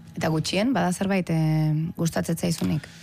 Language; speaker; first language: Basque; native; Basque